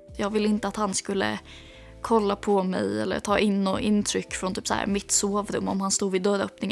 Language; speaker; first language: Swedish; native; Swedish